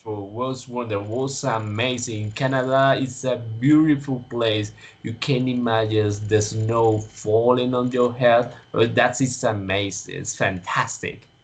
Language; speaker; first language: English; non-native, learner; Spanish